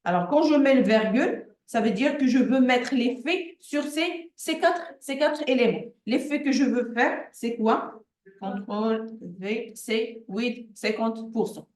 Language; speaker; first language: French; non-native, local second language; Arabic